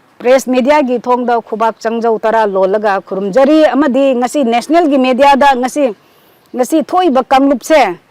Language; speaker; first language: Manipuri; non-native, local second language; Rongmei Naga